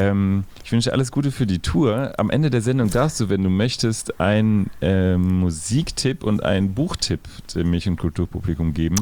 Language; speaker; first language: German; native; German